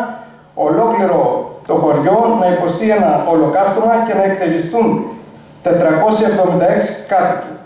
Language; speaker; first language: Greek; native; Greek